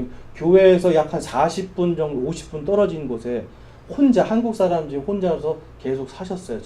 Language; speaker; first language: Korean; native; Korean